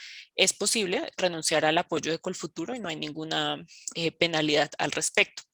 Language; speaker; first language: Spanish; native; Spanish